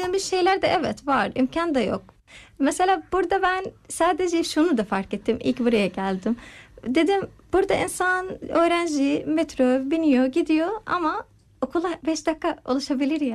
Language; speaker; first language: Turkish; non-native, learner; Arabic